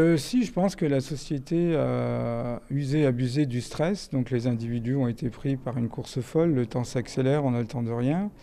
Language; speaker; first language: French; native; French